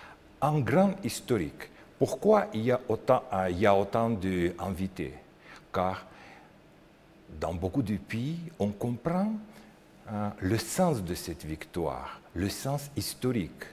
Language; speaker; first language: French; non-native, learner; Russian